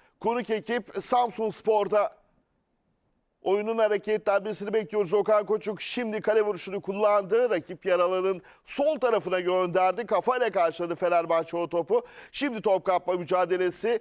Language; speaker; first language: Turkish; native; Turkish